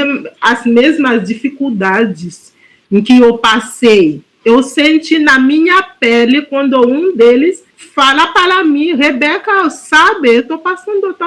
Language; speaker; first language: Portuguese; non-native, fluent; Haitian Creole